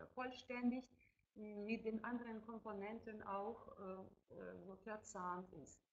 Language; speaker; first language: German; non-native, fluent; Ukrainian